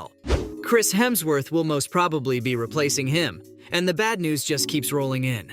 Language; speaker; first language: English; native; English